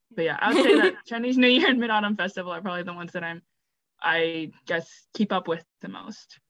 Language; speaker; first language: English; native; English